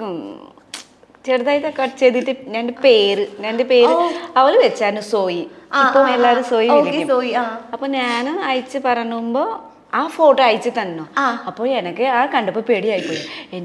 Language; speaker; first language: Malayalam; non-native, learner; Nepali